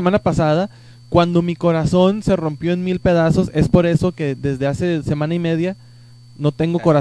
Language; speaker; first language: Spanish; native; Spanish